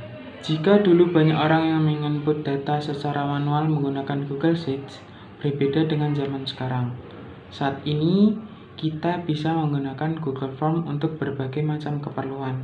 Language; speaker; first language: Indonesian; native; Indonesian